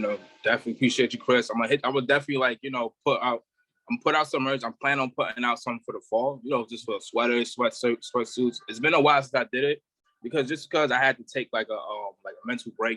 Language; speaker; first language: English; native; English